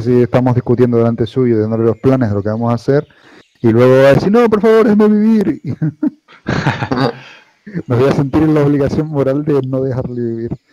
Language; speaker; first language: Spanish; native; Spanish